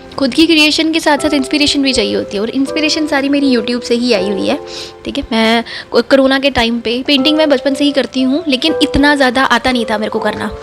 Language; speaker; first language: Hindi; non-native, local second language; Dogri